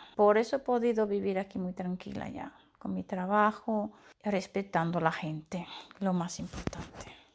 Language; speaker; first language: Spanish; native; Spanish